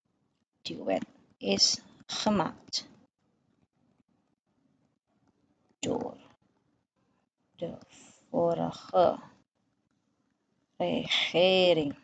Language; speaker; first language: Dutch; non-native, fluent; Indonesian